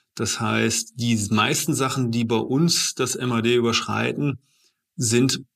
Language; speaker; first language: German; native; German